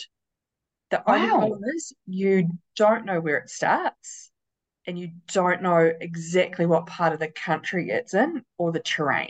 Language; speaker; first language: English; native; English